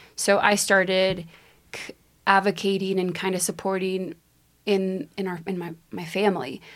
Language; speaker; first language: English; native; English